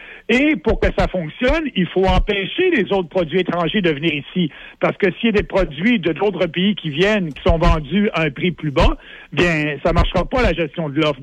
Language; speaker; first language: French; native; French